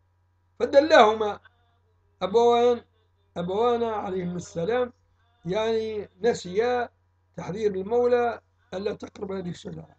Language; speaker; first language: Arabic; native; Arabic